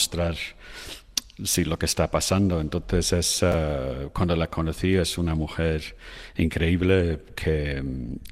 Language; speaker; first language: Spanish; non-native, fluent; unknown